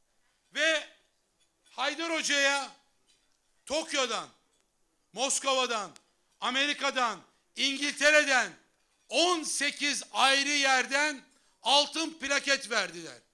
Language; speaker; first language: Turkish; native; Turkish